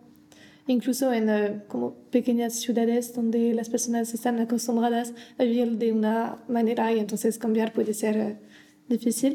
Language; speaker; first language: Spanish; non-native, learner; French